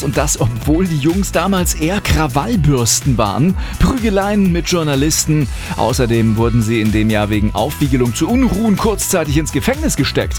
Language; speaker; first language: German; native; German